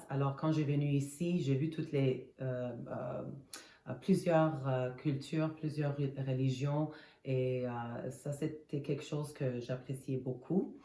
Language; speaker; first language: French; non-native, fluent; Armenian